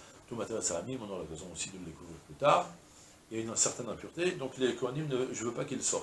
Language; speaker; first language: French; native; French